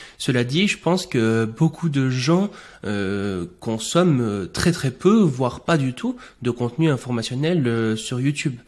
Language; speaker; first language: French; native; French